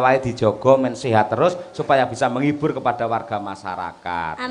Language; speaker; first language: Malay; non-native, local second language; Javanese